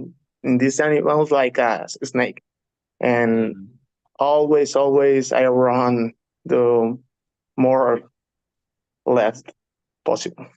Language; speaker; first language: English; non-native, learner; Spanish